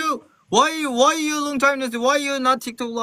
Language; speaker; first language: English; non-native, learner; Korean